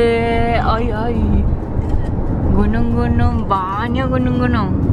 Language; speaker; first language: Indonesian; non-native, learner; Japanese